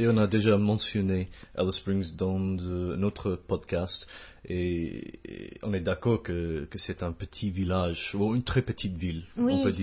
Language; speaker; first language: French; non-native, fluent; English